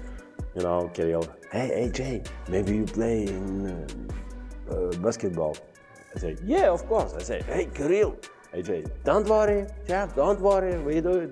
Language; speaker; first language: English; non-native, learner; Ukrainian